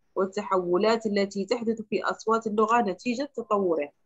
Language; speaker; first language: Arabic; non-native, fluent; Chinese